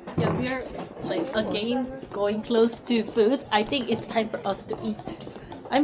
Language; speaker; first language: English; non-native, fluent; Korean